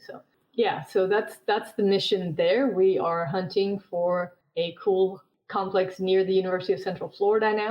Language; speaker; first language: English; native; English